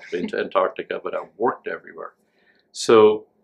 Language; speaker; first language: English; non-native, local second language; Hindi